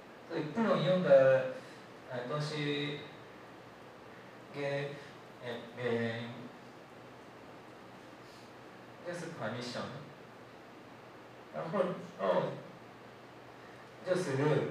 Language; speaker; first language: Chinese; non-native, learner; Japanese